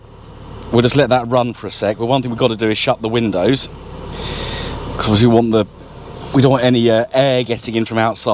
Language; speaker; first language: English; native; English